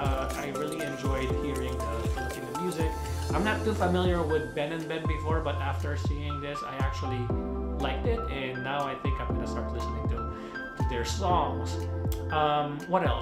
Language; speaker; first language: English; non-native, local second language; Filipino